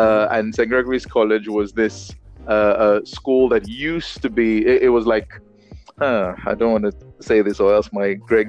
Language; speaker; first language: English; non-native, local second language; Yoruba